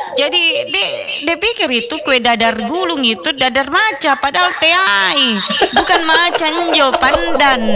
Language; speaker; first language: Indonesian; native; Indonesian